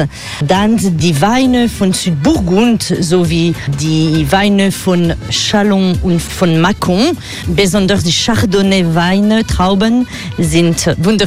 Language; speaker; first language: German; non-native, learner; French